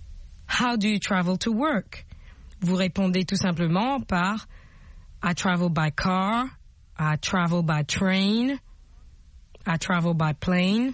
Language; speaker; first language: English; non-native, fluent; French